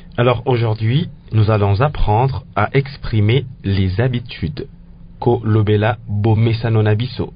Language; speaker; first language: French; non-native, local second language; Lingala